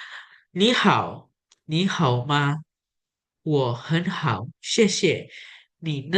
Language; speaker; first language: Chinese; non-native, learner; Indonesian